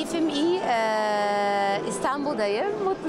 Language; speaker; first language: Turkish; early bilingual, heritage; German